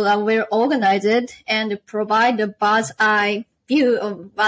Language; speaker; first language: English; non-native, learner; Japanese